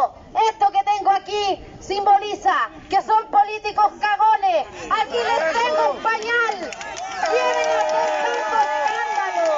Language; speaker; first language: Spanish; native; Spanish